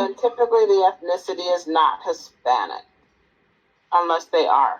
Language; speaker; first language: English; native; English